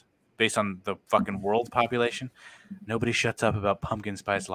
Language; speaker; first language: English; native; English